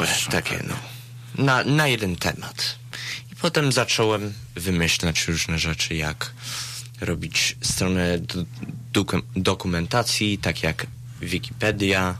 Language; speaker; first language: Polish; early bilingual, heritage; Polish